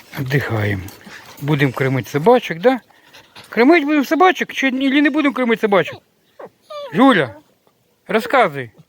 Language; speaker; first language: Ukrainian; native; Ukrainian